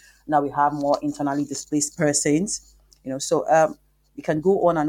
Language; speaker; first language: English; non-native, local second language; Yoruba